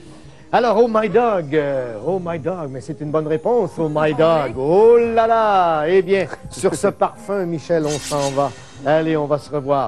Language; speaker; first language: French; native; French